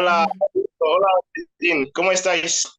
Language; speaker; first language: Spanish; non-native, fluent; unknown